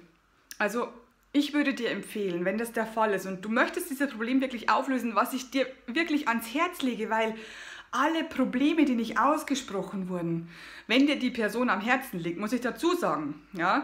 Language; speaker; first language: German; native; German